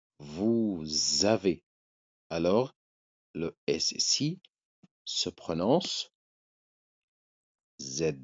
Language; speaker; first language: French; non-native, fluent; Arabic